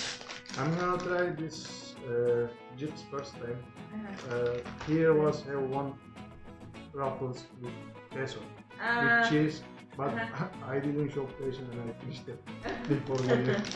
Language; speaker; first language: English; non-native, learner; Turkish